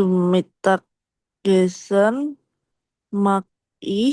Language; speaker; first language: German; non-native, learner; Indonesian